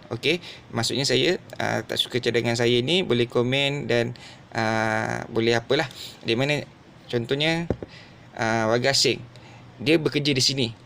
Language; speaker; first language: Malay; native; Malay